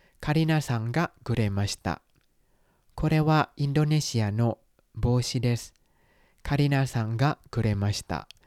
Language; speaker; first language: Japanese; non-native, fluent; Thai